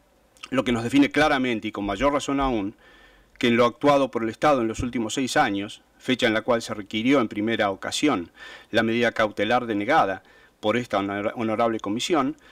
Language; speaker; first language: Spanish; native; Spanish